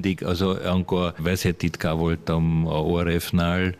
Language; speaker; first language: Hungarian; early bilingual, other home language; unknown